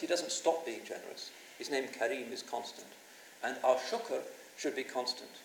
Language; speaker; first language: English; native; English